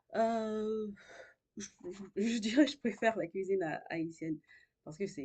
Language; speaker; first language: French; non-native, local second language; Haitian Creole